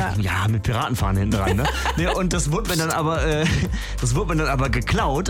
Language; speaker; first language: German; native; German